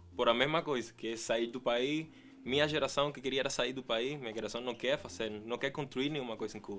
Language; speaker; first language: Portuguese; non-native, fluent; Spanish